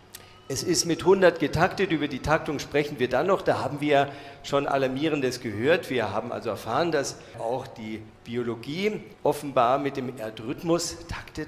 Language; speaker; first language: German; native; German